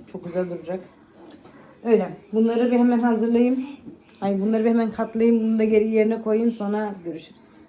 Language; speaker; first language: Turkish; early bilingual, heritage; Turkish